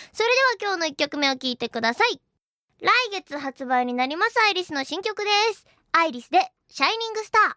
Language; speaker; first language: Japanese; native; Japanese